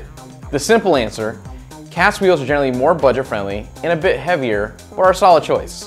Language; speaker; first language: English; native; English